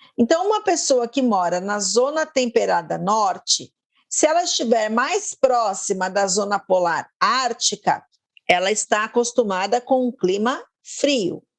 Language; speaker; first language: Portuguese; native; Portuguese